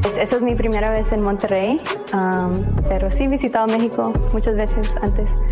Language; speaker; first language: Spanish; early bilingual, heritage; Spanish